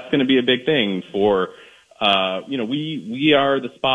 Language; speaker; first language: English; native; English